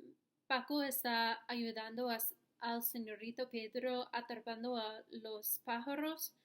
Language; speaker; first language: Spanish; non-native, learner; English